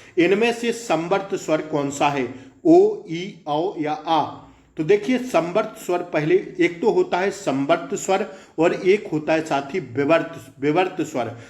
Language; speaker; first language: Hindi; native; Hindi